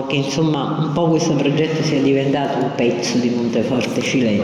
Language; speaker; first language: Italian; native; Italian